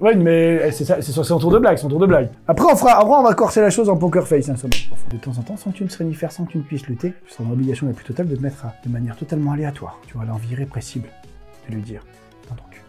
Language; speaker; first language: French; native; French